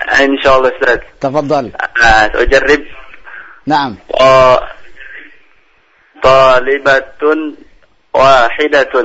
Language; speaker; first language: Arabic; non-native, learner; Indonesian